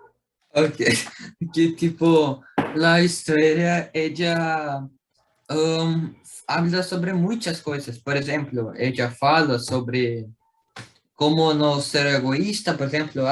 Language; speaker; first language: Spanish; non-native, learner; Portuguese